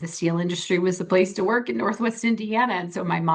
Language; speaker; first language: English; native; English